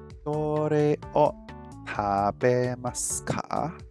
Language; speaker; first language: Japanese; non-native, learner; English